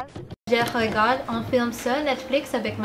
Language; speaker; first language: French; non-native, learner; Filipino